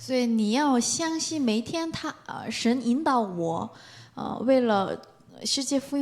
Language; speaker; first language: Chinese; non-native, learner; Korean